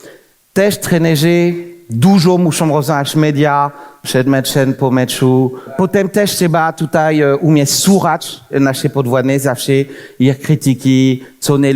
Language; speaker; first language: Polish; non-native, fluent; French